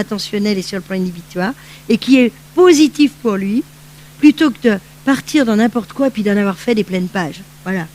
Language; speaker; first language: French; native; French